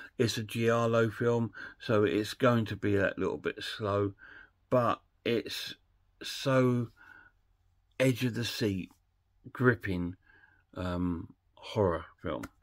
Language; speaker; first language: English; native; English